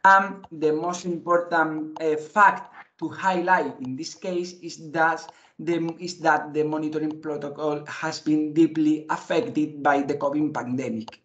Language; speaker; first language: English; non-native, fluent; Spanish